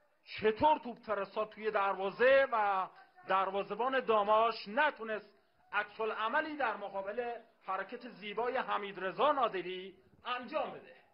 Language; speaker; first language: Persian; native; Persian